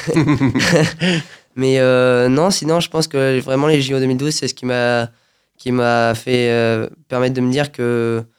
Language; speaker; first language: French; native; French